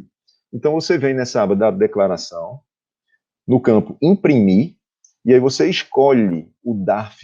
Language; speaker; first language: Portuguese; native; Portuguese